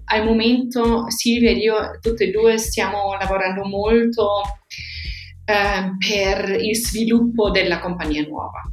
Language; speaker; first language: Italian; non-native, fluent; German